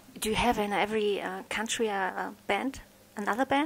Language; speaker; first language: English; non-native, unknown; German